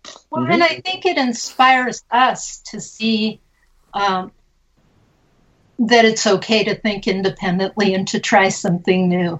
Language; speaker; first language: English; early bilingual, other home language; Spanish